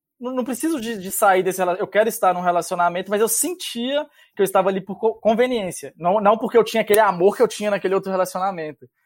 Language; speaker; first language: Portuguese; native; Portuguese